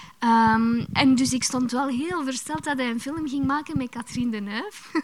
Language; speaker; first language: Dutch; early bilingual, other home language; Romanian